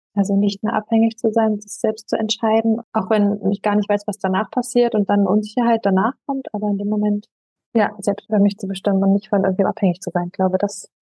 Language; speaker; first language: German; native; German